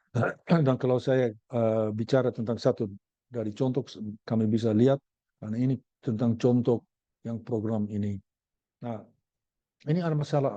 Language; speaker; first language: Indonesian; non-native, learner; Dutch